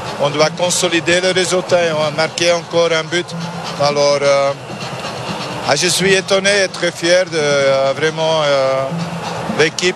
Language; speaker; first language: French; non-native, learner; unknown